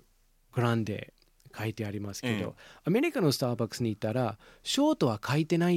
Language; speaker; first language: Japanese; non-native, fluent; English